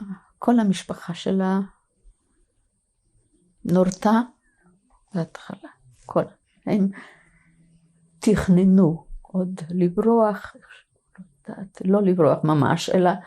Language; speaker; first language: Hebrew; non-native, fluent; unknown